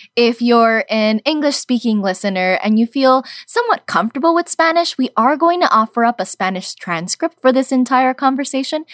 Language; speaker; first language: English; early bilingual, other home language; Spanish